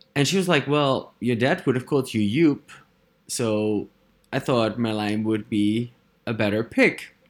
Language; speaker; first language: English; non-native, fluent; Dutch